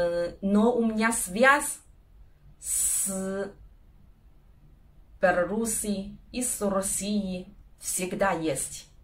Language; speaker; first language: Russian; non-native, learner; Chinese